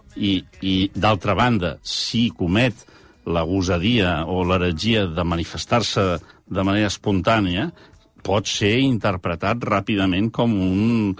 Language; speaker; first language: Catalan; early bilingual, heritage; Catalan